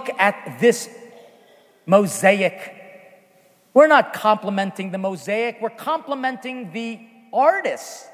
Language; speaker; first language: English; native; English